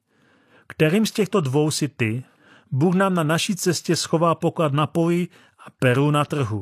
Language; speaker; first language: Czech; native; Czech